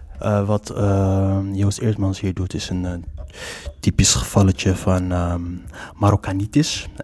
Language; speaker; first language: Dutch; early bilingual, other home language; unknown